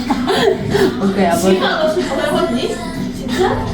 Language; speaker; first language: Korean; non-native, learner; Filipino